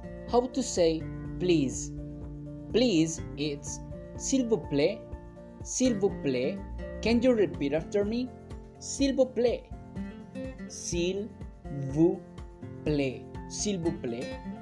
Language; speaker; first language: French; non-native, fluent; Spanish